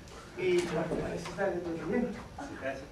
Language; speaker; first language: Spanish; non-native, fluent; Haitian Creole